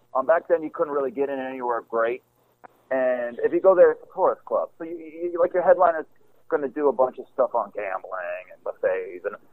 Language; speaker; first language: English; native; English